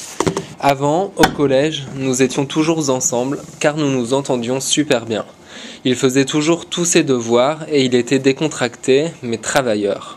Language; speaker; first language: French; non-native, learner; English